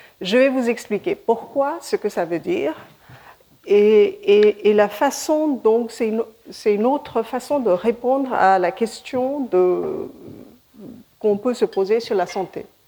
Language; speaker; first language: French; non-native, fluent; Hindi